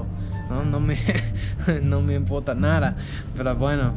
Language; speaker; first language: Spanish; non-native, learner; English